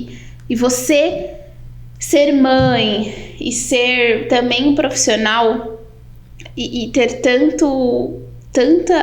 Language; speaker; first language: Portuguese; native; Portuguese